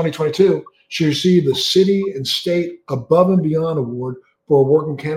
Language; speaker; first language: English; native; English